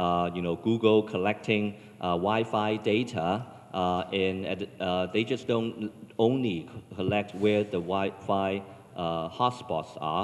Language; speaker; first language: English; non-native, local second language; Cantonese